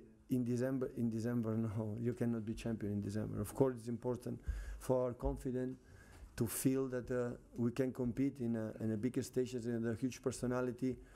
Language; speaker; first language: English; non-native, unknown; Catalan